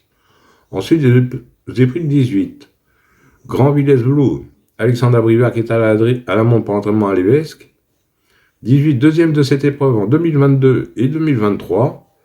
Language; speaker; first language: French; native; French